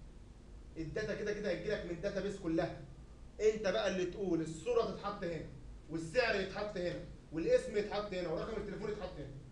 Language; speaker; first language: Arabic; native; Arabic